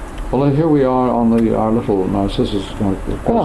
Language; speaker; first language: English; native; English